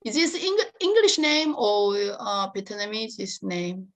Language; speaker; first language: English; non-native, learner; Korean